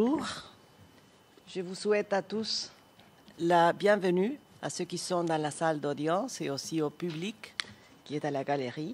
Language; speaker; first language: French; non-native, fluent; Spanish